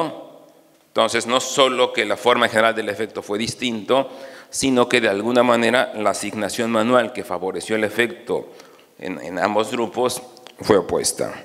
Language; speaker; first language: Spanish; native; Spanish